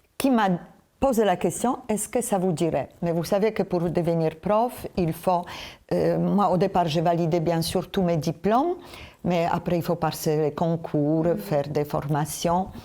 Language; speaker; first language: French; non-native, fluent; Polish